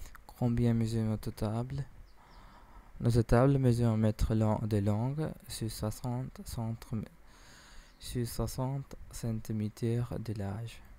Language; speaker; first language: French; non-native, learner; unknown